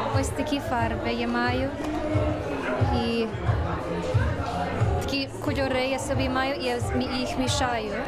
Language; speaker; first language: Ukrainian; early bilingual, heritage; Ukrainian